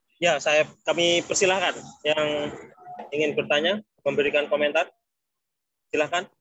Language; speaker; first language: Indonesian; native; Indonesian